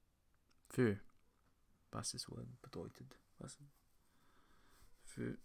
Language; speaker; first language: German; non-native, learner; English